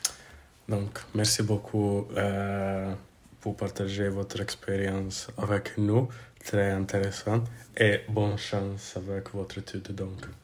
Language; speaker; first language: French; non-native, fluent; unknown